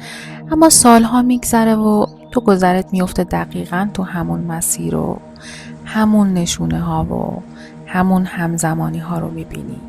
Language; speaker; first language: Persian; native; Persian